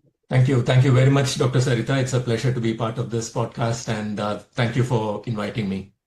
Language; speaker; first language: English; non-native, local second language; Tamil